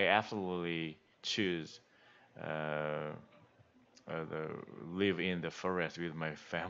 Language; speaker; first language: English; non-native, learner; Korean